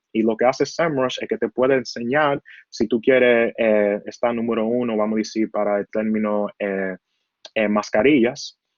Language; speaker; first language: Spanish; early bilingual, heritage; Spanish